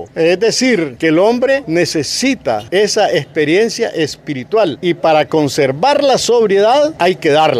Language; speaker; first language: Spanish; native; Spanish